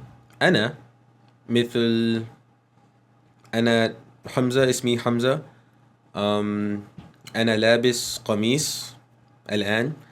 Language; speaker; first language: Arabic; non-native, learner; English